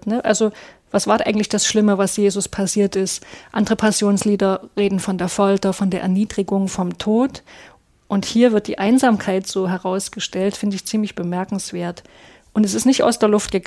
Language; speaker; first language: German; native; German